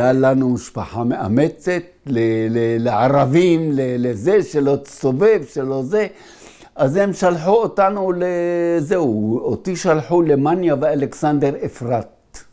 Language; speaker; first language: Hebrew; early bilingual, other home language; Arabic